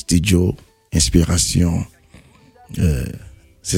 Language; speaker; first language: French; non-native, local second language; Mandingo